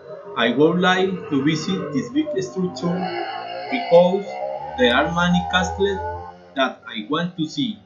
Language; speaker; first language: English; non-native, learner; Spanish